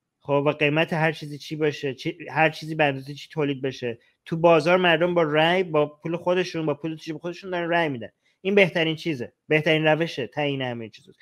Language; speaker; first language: Persian; native; Persian